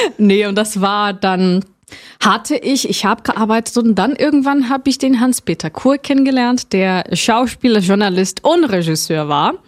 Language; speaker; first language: German; non-native, fluent; Portuguese